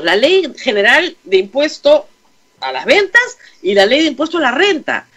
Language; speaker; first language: Spanish; native; Spanish